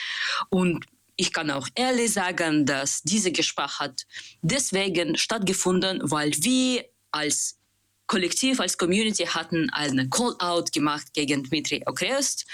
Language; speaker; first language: German; non-native, learner; Russian